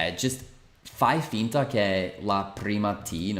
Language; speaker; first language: Italian; non-native, fluent; English